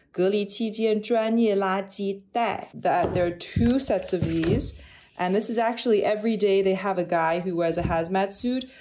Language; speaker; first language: English; non-native, local second language; Cantonese